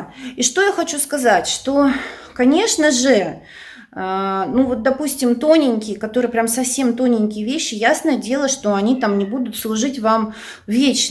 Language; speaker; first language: Russian; native; Russian